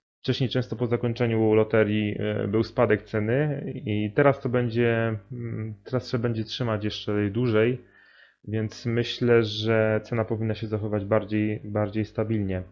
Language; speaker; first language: Polish; native; Polish